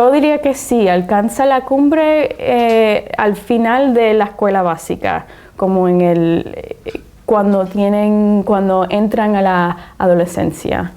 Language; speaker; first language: Spanish; early bilingual, heritage; Spanish